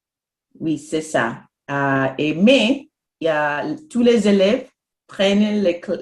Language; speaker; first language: French; non-native, fluent; Spanish